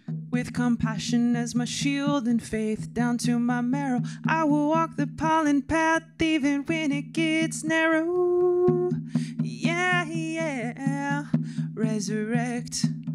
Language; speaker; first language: English; native; English